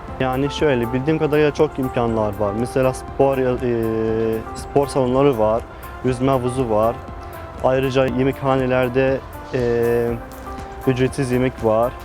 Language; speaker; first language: Turkish; non-native, learner; Arabic